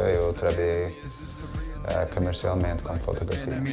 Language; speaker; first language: Portuguese; non-native, fluent; English